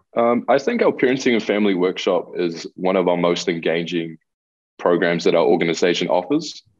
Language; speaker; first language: English; non-native, local second language; Spanish